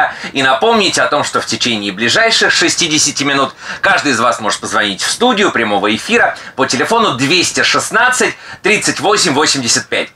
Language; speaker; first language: Russian; native; Russian